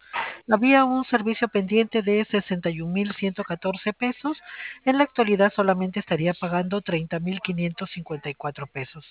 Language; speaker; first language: Spanish; native; Spanish